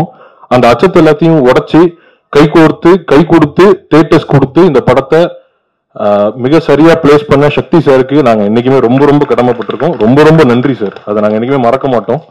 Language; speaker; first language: Tamil; native; Tamil